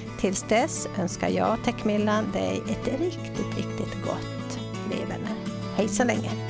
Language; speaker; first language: Swedish; native; Swedish